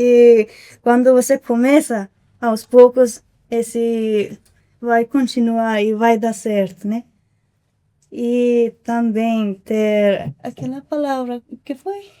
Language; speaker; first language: Portuguese; non-native, fluent; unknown